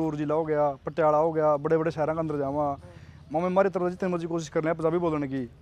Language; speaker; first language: Punjabi; non-native, local second language; Haryanvi